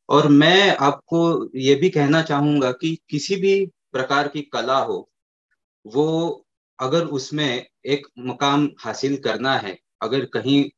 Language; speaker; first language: Hindi; native; Hindi